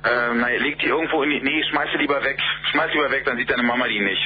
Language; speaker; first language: German; native; German